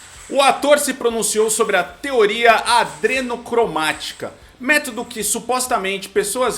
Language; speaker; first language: Portuguese; native; Portuguese